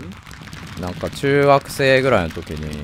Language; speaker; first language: Japanese; native; Japanese